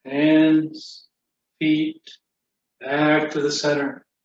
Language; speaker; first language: English; native; English